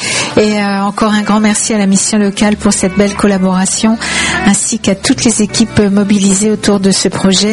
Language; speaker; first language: French; native; French